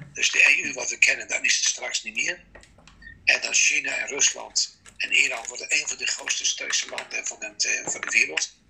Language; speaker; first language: Dutch; non-native, fluent; Persian